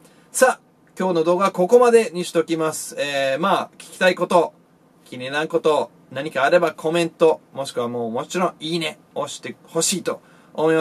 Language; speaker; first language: Japanese; non-native, fluent; English